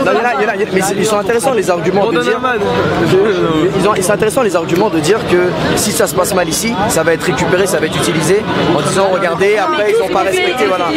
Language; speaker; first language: French; native; French